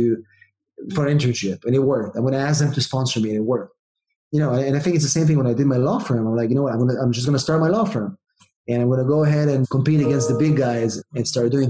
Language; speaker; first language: English; non-native, fluent; Hebrew